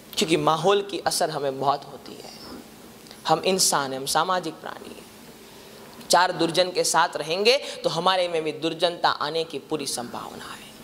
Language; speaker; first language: Hindi; non-native, local second language; Gujarati